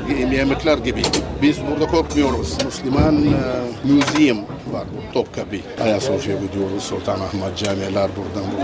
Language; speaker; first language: Turkish; non-native, learner; Arabic